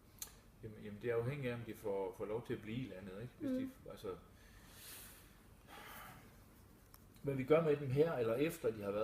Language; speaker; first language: Danish; native; Danish